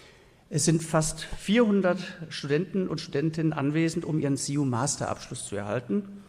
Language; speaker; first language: German; native; German